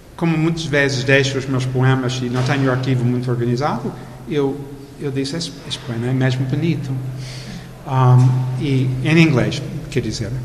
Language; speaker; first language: Portuguese; non-native, fluent; English